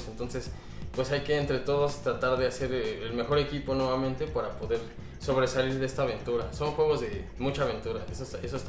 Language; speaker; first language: Spanish; native; Spanish